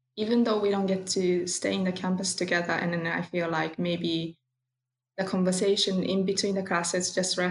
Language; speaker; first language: English; non-native, fluent; Japanese